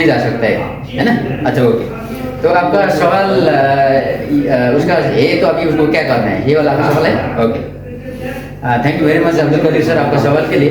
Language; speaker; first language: Hindi; non-native, local second language; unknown